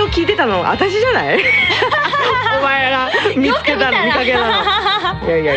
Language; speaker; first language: Japanese; native; Japanese